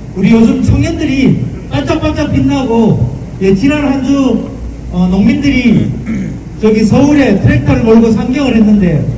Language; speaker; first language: Korean; native; Korean